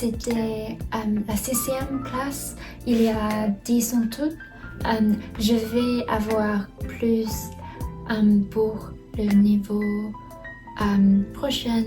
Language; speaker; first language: French; non-native, learner; Chinese